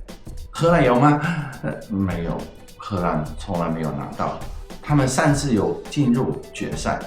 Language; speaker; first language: Chinese; non-native, fluent; Dutch